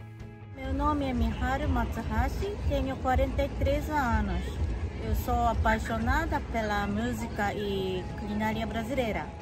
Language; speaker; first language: Portuguese; non-native, fluent; Japanese